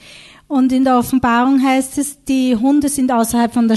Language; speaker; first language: German; native; German